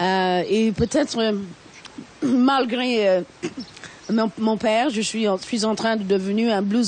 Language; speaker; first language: French; non-native, fluent; English